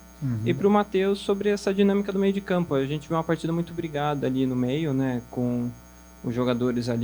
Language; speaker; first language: Portuguese; native; Portuguese